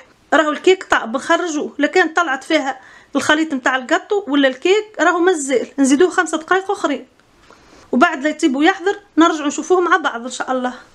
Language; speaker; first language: Arabic; native; Arabic